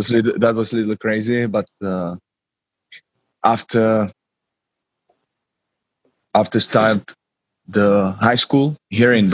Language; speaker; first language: English; non-native, learner; Czech